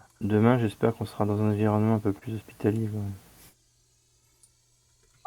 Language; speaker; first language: French; native; French